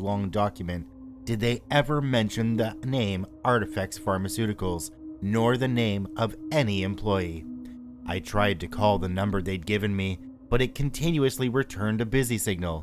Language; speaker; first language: English; native; English